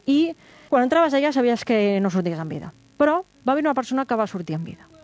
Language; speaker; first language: Catalan; native; Catalan